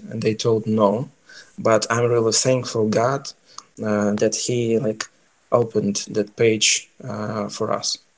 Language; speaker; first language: English; non-native, fluent; Ukrainian